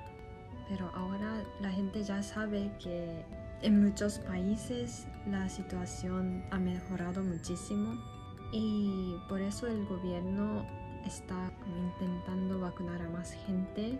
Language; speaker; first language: Spanish; non-native, fluent; Japanese